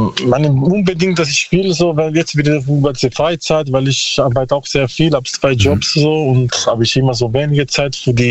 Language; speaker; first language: German; non-native, learner; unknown